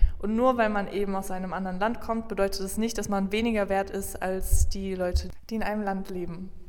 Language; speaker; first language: German; non-native, fluent; Spanish